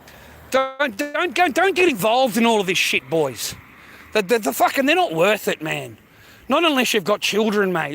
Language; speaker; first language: English; native; English